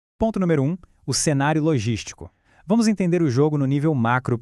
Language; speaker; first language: Portuguese; native; Portuguese